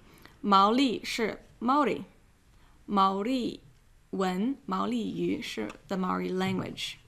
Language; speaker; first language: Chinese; non-native, fluent; English